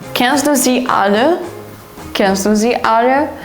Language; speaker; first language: German; non-native, fluent; Ukrainian